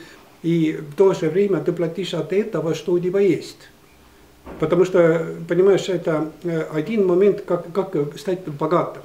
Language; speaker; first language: Russian; non-native, fluent; Estonian